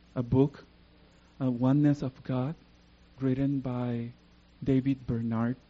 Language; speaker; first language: English; non-native, fluent; Spanish